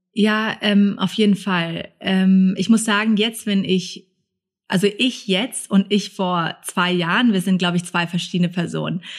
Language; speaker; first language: German; early bilingual, other home language; Thai